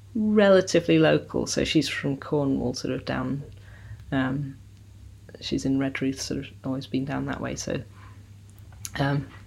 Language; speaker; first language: English; native; English